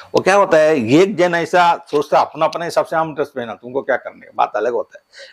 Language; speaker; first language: Hindi; non-native, local second language; Tamil